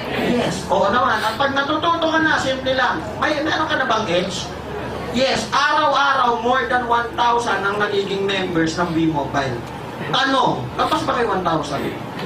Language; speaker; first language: Filipino; native; Filipino